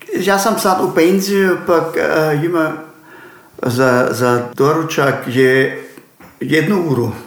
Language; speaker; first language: Croatian; native; Croatian